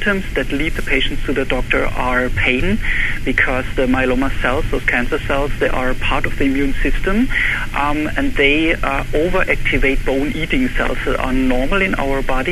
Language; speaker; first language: English; non-native, fluent; German